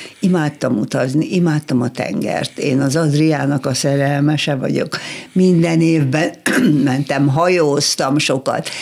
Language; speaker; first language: Hungarian; native; Hungarian